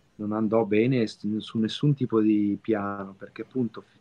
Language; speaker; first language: Italian; native; Italian